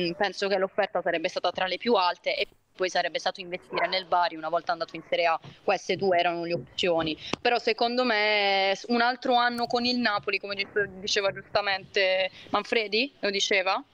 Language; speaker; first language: Italian; native; Italian